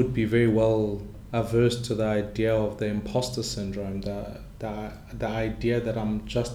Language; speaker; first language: English; non-native, local second language; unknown